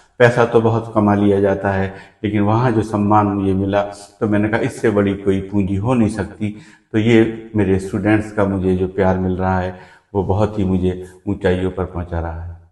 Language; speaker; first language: Hindi; native; Hindi